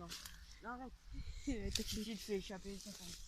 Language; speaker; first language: French; native; French